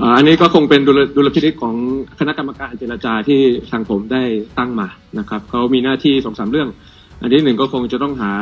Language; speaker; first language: Thai; native; Thai